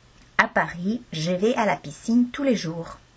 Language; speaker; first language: French; non-native, fluent; Estonian